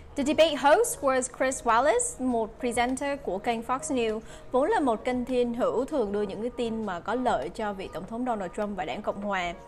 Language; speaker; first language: Vietnamese; native; Vietnamese